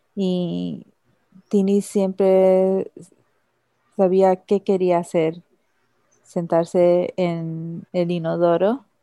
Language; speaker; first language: Spanish; early bilingual, heritage; Spanish